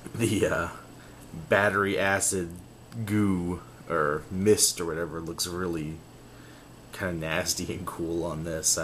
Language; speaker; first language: English; native; English